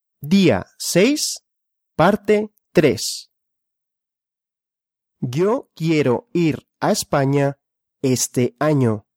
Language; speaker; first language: Spanish; non-native, fluent; Russian